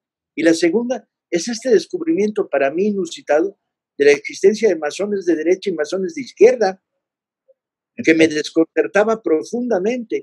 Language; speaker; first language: Spanish; native; Spanish